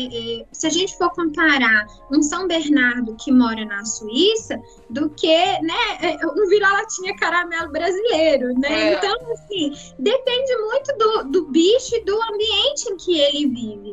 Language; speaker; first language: Portuguese; native; Portuguese